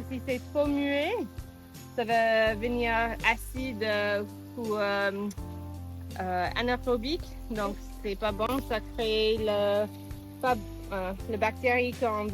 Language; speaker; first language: French; non-native, fluent; English